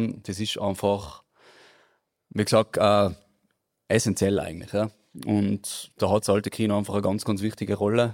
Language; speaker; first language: German; native; German